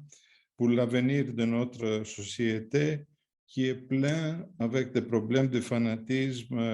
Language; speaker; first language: French; non-native, fluent; Greek